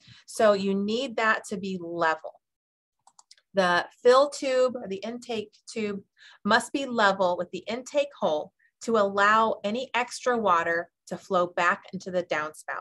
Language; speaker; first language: English; native; English